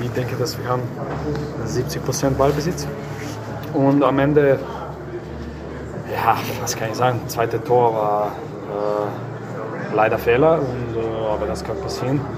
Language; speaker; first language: German; non-native, learner; Croatian